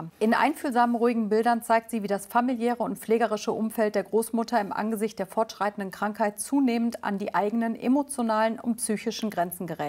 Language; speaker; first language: German; native; German